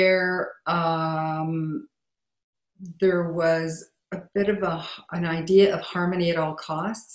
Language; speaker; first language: English; native; English